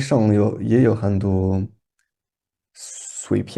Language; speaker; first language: Chinese; non-native, learner; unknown